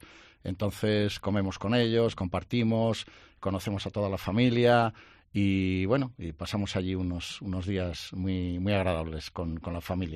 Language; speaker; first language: Spanish; native; Spanish